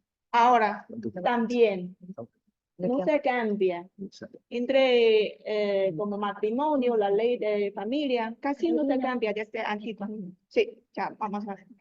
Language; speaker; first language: Spanish; non-native, learner; Chinese